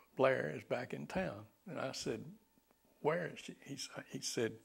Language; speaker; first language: English; native; English